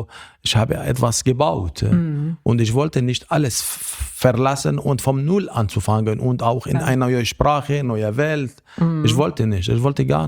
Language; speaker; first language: German; non-native, fluent; Arabic